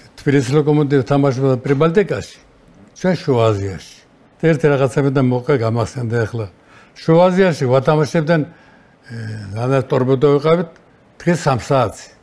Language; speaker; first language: Georgian; native; Georgian